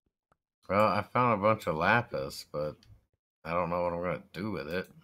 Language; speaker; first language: English; native; English